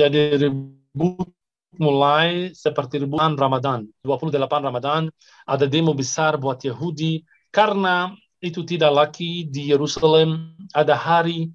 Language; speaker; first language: Indonesian; non-native, fluent; Arabic